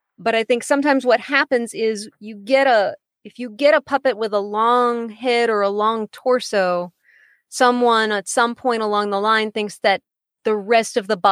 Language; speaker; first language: English; native; English